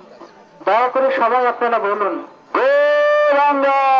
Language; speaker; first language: Bangla; non-native, fluent; English